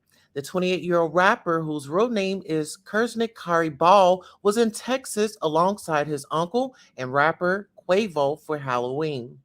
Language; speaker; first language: English; native; English